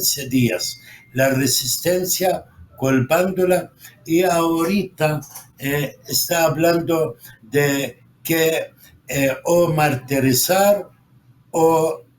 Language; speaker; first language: Spanish; non-native, fluent; Arabic